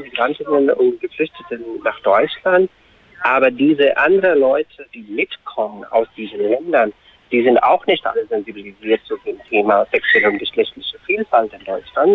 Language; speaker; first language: German; non-native, fluent; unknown